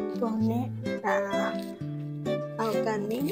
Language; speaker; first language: Spanish; non-native, learner; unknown